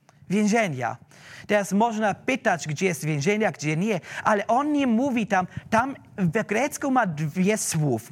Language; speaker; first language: Polish; non-native, learner; German